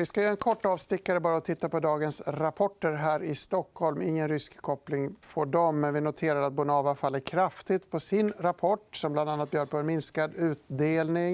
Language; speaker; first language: Swedish; native; Swedish